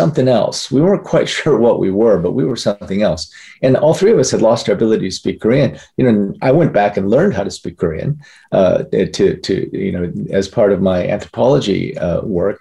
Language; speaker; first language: English; early bilingual, other home language; Korean